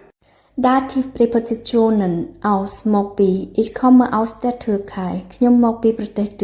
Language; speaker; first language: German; non-native, fluent; Khmer